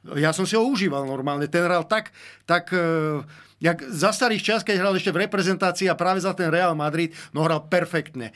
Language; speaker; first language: Slovak; native; Slovak